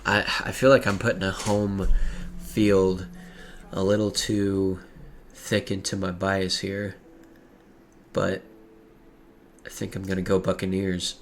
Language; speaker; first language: English; native; English